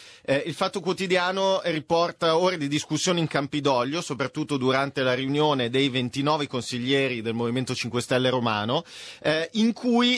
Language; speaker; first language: Italian; native; Italian